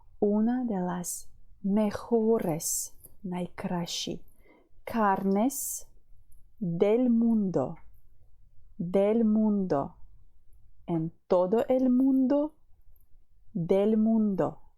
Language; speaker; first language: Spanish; non-native, fluent; Ukrainian